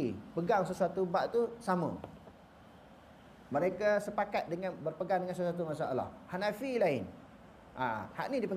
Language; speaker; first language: Malay; native; Malay